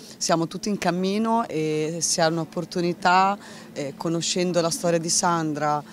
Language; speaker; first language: Italian; native; Italian